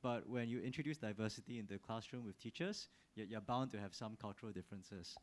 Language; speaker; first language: English; native; English